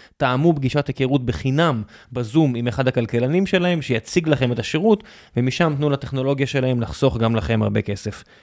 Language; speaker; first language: Hebrew; native; Hebrew